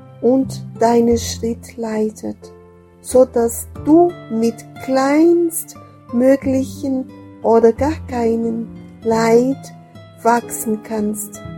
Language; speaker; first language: German; non-native, learner; Portuguese